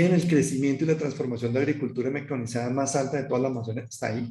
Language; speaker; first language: Spanish; native; Spanish